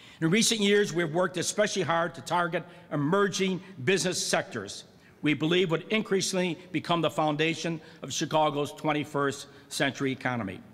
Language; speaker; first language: English; native; English